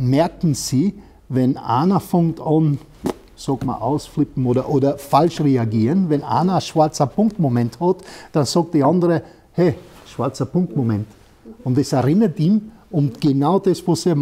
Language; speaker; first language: German; non-native, fluent; English